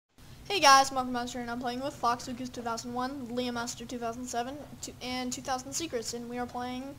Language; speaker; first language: English; native; English